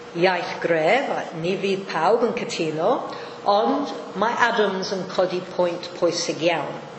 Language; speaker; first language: Welsh; non-native, fluent; Maltese